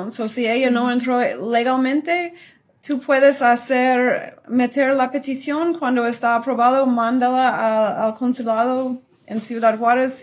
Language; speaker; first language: Spanish; non-native, fluent; English